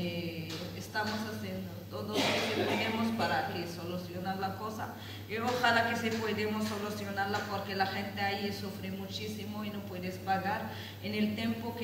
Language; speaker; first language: Spanish; non-native, learner; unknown